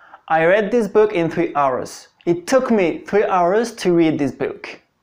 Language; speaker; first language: English; non-native, fluent; French